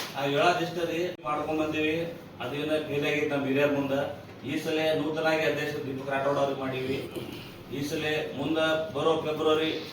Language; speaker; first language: Kannada; non-native, local second language; Lambadi